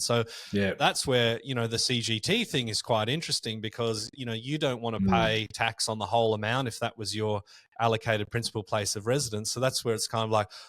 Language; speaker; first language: English; native; English